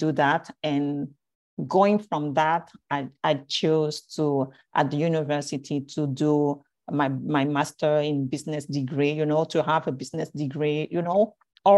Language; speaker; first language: English; non-native, fluent; French